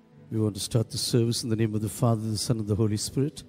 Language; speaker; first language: English; non-native, local second language; Tamil